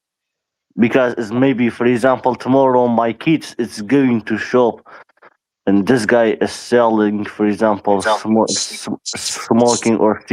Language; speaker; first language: English; non-native, learner; Persian